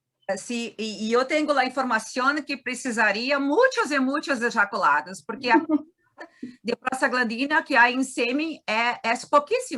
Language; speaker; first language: Spanish; non-native, learner; Portuguese